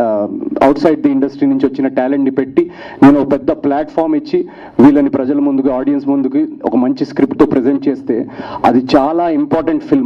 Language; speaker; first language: Telugu; native; Telugu